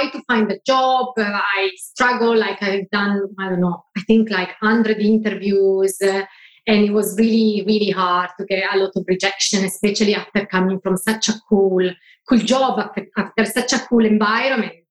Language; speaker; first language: English; non-native, fluent; Italian